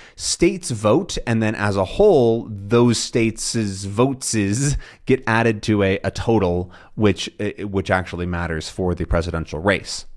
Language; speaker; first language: English; native; English